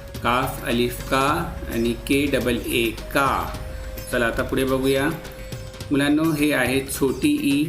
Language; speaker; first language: Marathi; non-native, local second language; Urdu